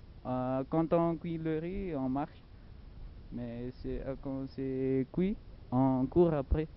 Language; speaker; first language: French; non-native, local second language; Malagasy